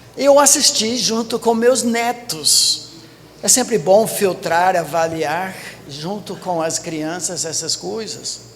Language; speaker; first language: Portuguese; non-native, fluent; English